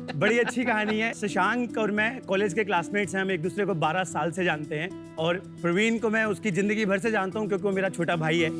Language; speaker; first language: Hindi; native; Hindi